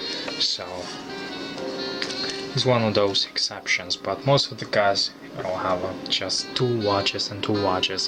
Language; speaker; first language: English; non-native, fluent; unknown